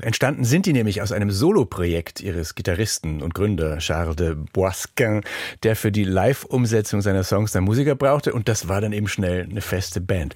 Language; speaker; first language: German; native; German